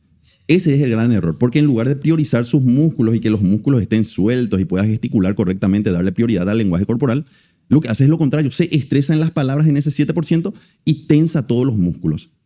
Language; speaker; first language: Spanish; native; Spanish